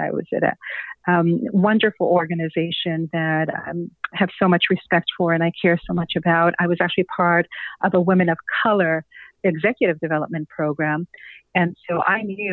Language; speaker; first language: English; non-native, fluent; Spanish